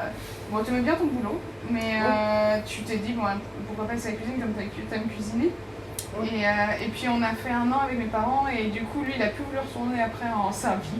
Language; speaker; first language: French; native; French